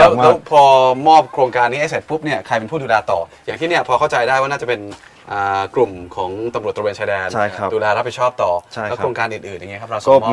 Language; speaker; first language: Thai; native; Thai